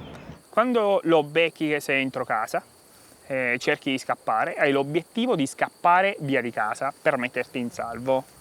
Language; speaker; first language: Italian; native; Italian